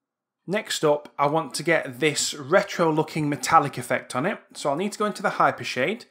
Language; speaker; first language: English; native; English